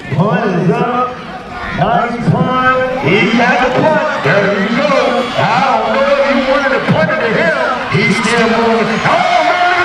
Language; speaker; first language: English; native; English